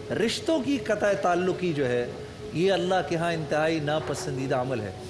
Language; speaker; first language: Urdu; native; Urdu